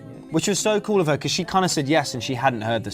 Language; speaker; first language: English; native; English